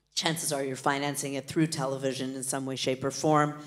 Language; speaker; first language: English; native; English